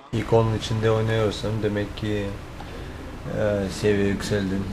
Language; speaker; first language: Turkish; non-native, fluent; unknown